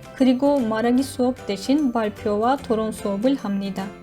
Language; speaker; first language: Korean; non-native, learner; Turkish